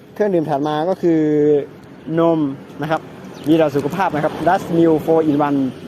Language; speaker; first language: Thai; non-native, local second language; Shan